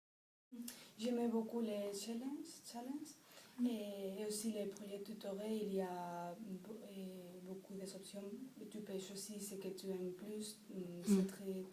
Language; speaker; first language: French; non-native, fluent; Spanish